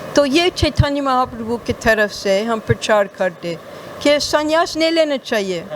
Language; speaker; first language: Hindi; non-native, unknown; English